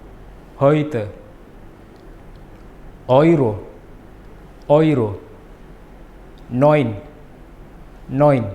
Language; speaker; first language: German; non-native, fluent; Indonesian